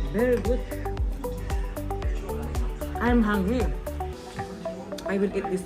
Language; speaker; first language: English; non-native, local second language; Filipino